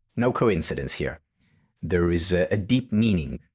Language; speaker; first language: English; non-native, fluent; Hebrew